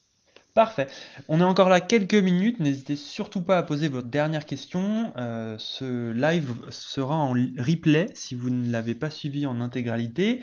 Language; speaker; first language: French; native; French